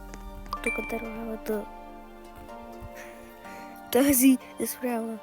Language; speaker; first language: Bulgarian; early bilingual, heritage; Bulgarian